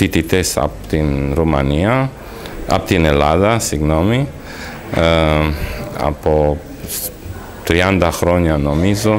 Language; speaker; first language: Greek; non-native, learner; Romanian